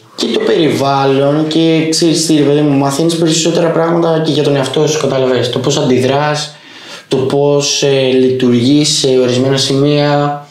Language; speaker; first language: Greek; early bilingual, other home language; Albanian